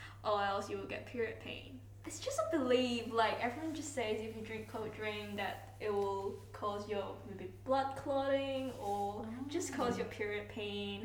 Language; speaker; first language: English; non-native, local second language; Cantonese